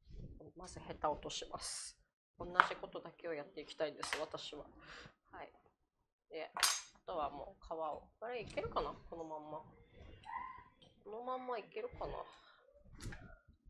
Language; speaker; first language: Japanese; native; Japanese